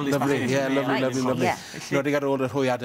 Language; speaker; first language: Welsh; native; Welsh